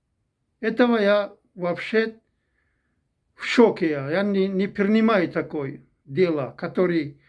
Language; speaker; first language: Russian; non-native, fluent; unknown